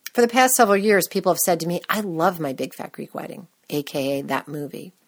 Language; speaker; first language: English; native; English